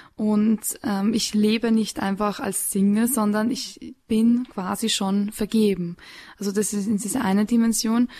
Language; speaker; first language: German; native; German